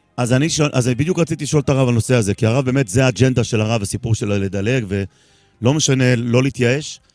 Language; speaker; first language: Hebrew; native; Hebrew